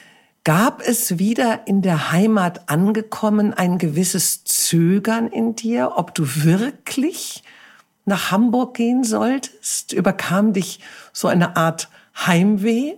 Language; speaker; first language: German; native; German